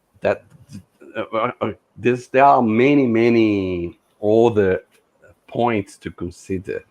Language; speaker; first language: English; non-native, fluent; Portuguese